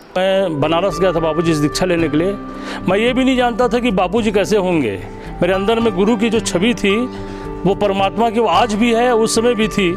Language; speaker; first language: Hindi; native; Hindi